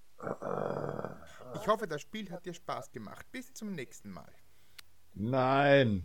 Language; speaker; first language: German; native; German